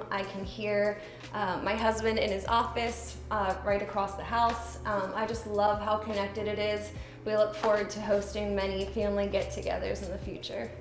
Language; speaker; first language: English; native; English